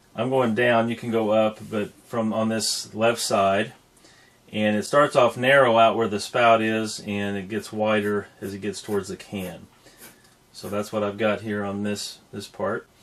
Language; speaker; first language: English; native; English